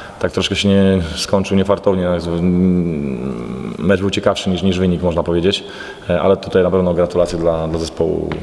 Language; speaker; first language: Polish; native; Polish